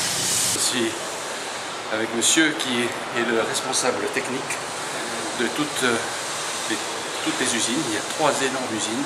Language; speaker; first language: French; native; French